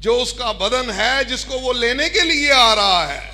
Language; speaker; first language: Urdu; non-native, local second language; Punjabi